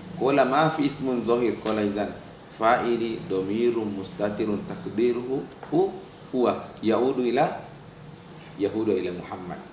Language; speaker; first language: Arabic; non-native, fluent; Indonesian